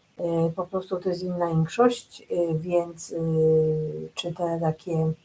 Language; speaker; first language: Polish; native; Polish